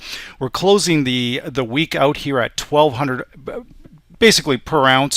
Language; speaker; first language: English; native; English